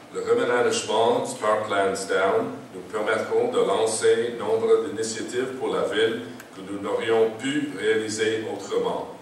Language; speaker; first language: French; non-native, local second language; English